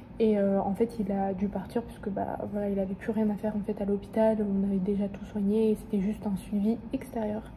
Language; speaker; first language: French; native; French